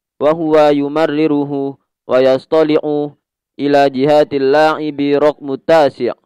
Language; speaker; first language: Arabic; non-native, learner; Indonesian